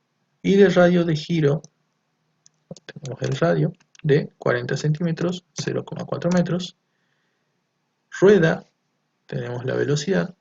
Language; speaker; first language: Spanish; native; Spanish